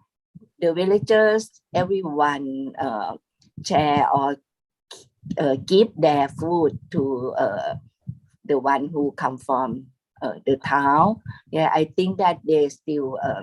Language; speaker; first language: English; non-native, fluent; Thai